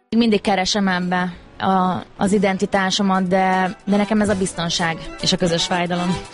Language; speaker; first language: Hungarian; native; Hungarian